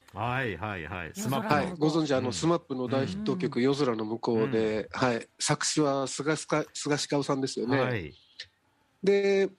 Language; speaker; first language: Japanese; native; Japanese